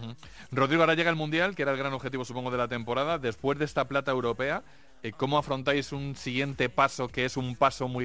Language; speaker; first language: Spanish; native; Spanish